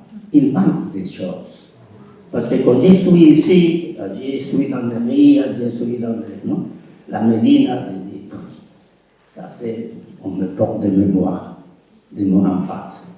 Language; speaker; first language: French; non-native, fluent; Spanish